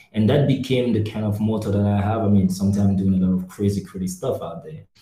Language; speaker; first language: English; non-native, local second language; French